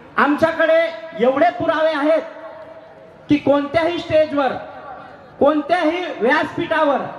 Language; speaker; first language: Marathi; non-native, local second language; Lambadi